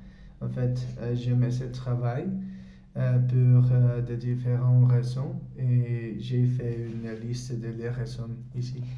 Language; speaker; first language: French; non-native, learner; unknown